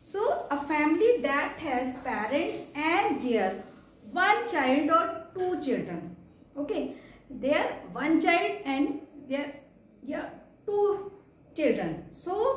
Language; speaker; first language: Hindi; native; Hindi